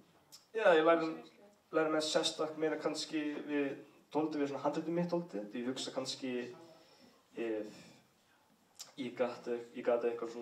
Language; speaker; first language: Icelandic; early bilingual, heritage; English